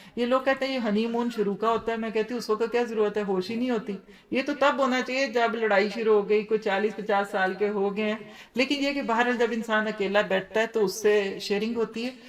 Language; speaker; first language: Urdu; native; Urdu